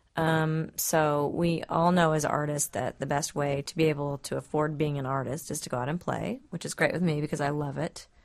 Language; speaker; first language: English; native; English